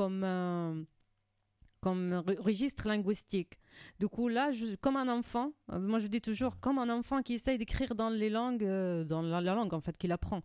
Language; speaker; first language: French; non-native, fluent; Arabic